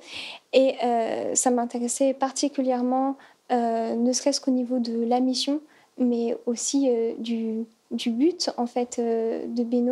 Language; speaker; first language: French; native; French